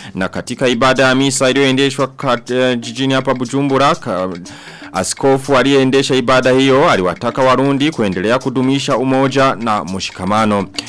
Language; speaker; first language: Swahili; non-native, local second language; Rundi